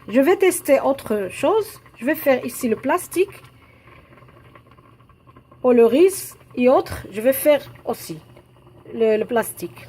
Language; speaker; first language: French; non-native, local second language; Arabic